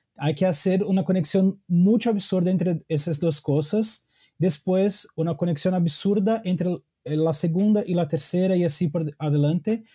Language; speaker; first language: Spanish; non-native, fluent; Portuguese